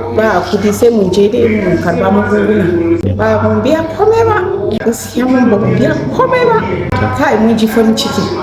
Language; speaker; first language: Hausa; non-native, local second language; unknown